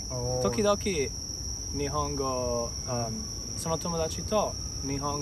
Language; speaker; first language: Japanese; non-native, learner; Italian